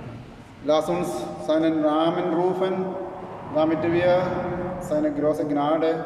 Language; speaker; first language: German; non-native, learner; Malayalam